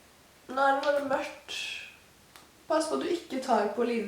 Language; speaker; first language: Norwegian; native; Norwegian